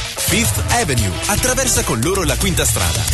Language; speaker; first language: Italian; native; Italian